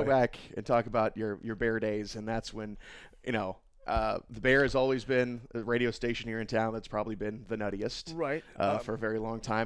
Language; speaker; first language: English; native; English